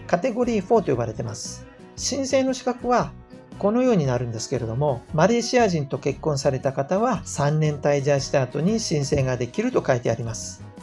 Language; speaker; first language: Japanese; native; Japanese